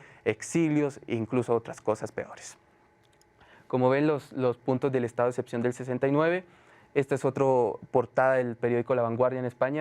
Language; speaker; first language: Spanish; native; Spanish